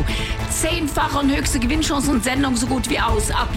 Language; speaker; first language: German; native; German